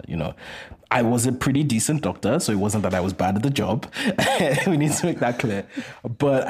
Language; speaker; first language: English; non-native, local second language; Yoruba